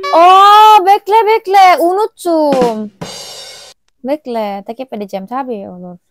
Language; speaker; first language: Turkish; non-native, learner; Indonesian